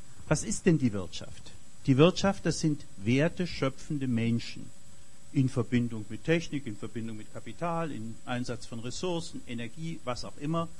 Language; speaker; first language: German; native; German